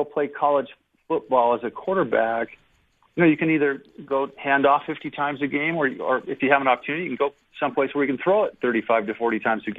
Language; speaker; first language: English; native; English